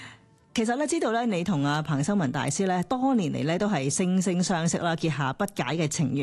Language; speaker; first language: Chinese; non-native, local second language; Cantonese